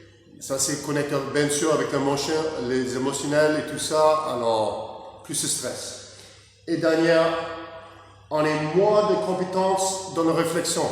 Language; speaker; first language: French; non-native, learner; English